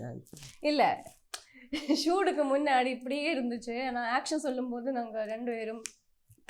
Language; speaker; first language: Tamil; non-native, learner; Malayalam